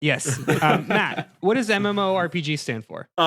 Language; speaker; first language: English; native; English